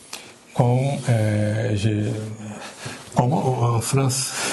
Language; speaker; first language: French; non-native, learner; Portuguese